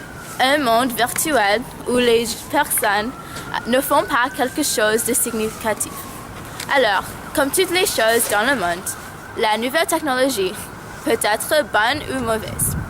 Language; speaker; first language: French; non-native, learner; English